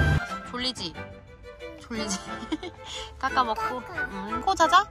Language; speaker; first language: Korean; native; Korean